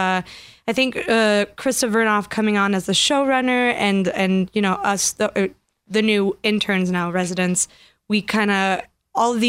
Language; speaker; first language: English; non-native, fluent; French